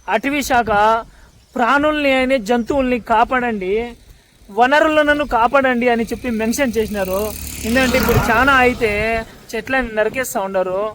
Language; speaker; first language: Telugu; non-native, local second language; Urdu